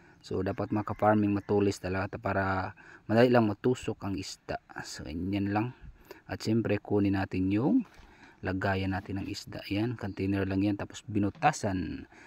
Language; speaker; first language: Filipino; non-native, local second language; Cebuano